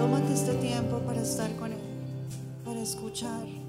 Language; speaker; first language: Spanish; native; Spanish